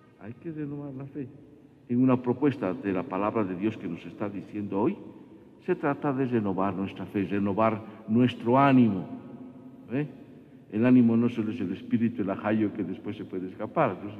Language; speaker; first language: Spanish; native; Spanish